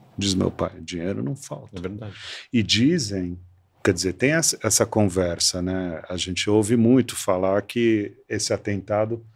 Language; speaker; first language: Portuguese; early bilingual, other home language; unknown